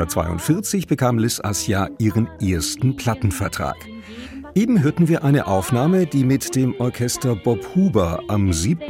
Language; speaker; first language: German; native; German